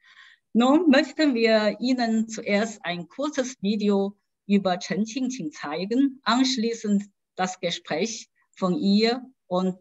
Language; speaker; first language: German; non-native, fluent; Chinese